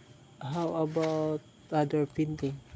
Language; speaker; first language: English; non-native, learner; Filipino